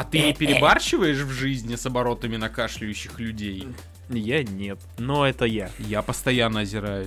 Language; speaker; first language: Russian; native; Russian